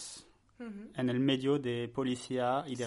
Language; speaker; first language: Spanish; non-native, learner; French